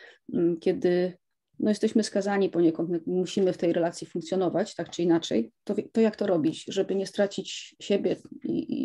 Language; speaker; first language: Polish; native; Polish